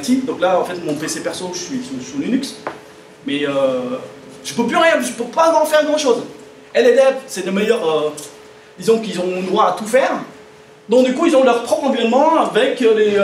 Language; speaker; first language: French; native; French